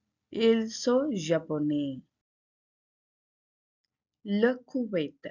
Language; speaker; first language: French; non-native, learner; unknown